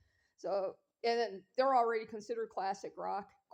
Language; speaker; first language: English; native; English